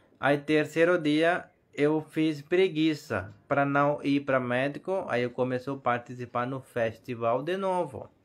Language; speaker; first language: Portuguese; non-native, learner; Hindi